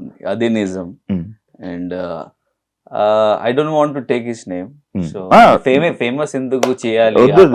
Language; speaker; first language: Telugu; non-native, learner; Hindi